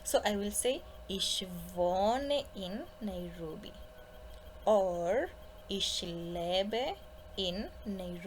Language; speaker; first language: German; non-native, fluent; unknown